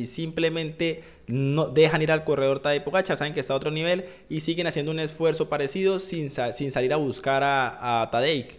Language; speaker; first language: Spanish; native; Spanish